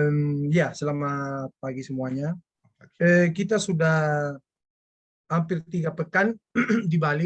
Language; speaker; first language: Indonesian; non-native, fluent; Spanish